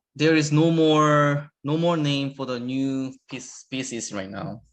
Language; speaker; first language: English; non-native, learner; Korean